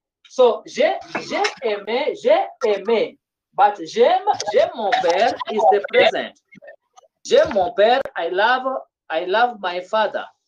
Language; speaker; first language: French; non-native, fluent; Swahili